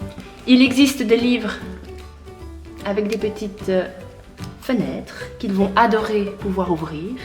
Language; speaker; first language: French; native; French